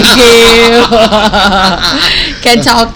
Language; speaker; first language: English; non-native, learner; Thai